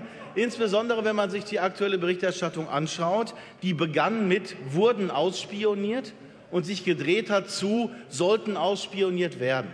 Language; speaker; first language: German; native; German